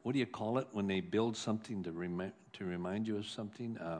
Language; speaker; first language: English; native; English